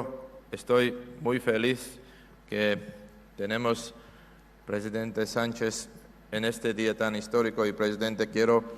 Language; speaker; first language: Spanish; non-native, fluent; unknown